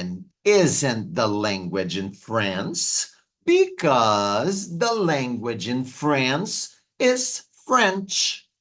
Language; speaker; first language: English; non-native, fluent; Portuguese